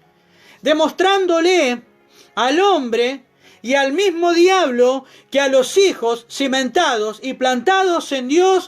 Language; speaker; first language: Spanish; native; Spanish